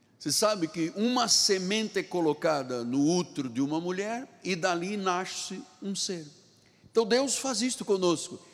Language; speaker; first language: Portuguese; native; Portuguese